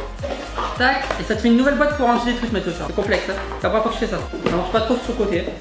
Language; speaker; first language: French; native; French